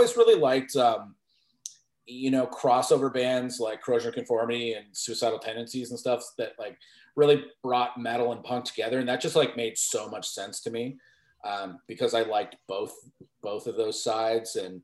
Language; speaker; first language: English; native; English